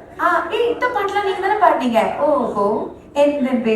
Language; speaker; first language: Tamil; native; Tamil